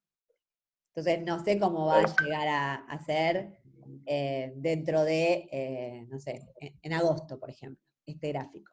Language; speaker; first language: Spanish; native; Spanish